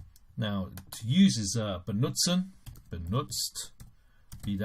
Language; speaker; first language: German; non-native, fluent; English